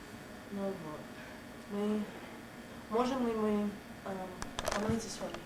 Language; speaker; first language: Russian; non-native, learner; English